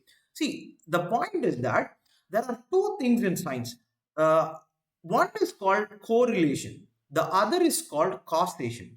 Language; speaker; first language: English; non-native, local second language; Tamil